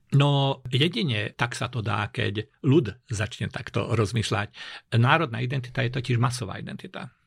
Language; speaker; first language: Slovak; non-native, local second language; Hungarian